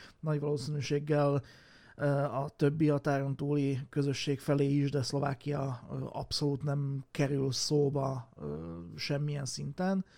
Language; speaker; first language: Hungarian; native; Hungarian